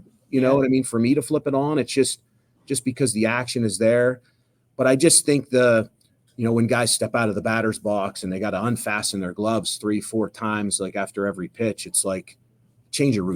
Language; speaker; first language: English; native; English